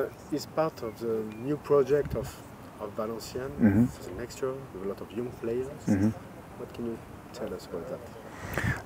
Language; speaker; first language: English; non-native, fluent; French